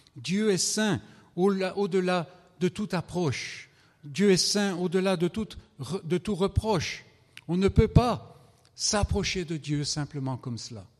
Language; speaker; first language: French; native; French